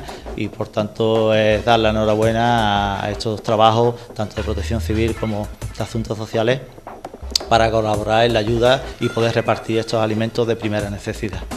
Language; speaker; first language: Spanish; native; Spanish